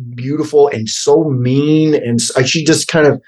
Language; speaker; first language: English; native; English